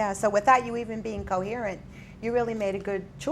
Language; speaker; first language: English; native; English